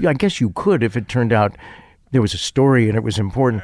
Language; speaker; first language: English; native; English